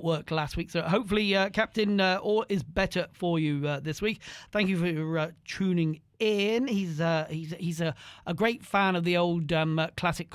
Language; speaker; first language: English; native; English